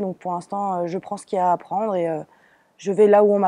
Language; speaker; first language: French; native; French